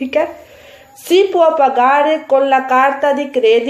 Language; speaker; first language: Italian; non-native, fluent; Urdu